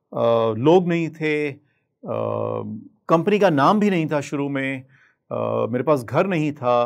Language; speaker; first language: Hindi; native; Hindi